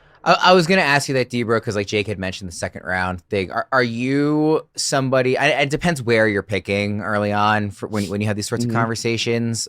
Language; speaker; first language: English; native; English